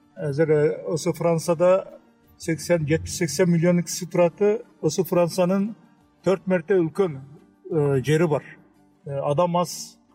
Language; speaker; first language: Kazakh; early bilingual, heritage; Kazakh